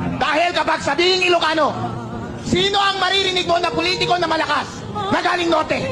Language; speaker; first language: Filipino; non-native, local second language; Iloko